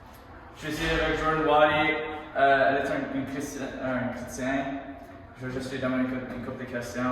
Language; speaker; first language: French; native; French